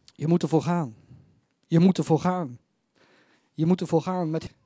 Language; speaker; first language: Dutch; native; Dutch